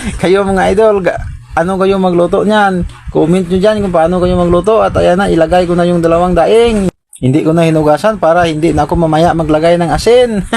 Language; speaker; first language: Filipino; non-native, local second language; Cebuano